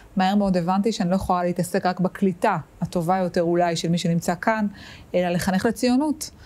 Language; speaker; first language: Hebrew; native; Hebrew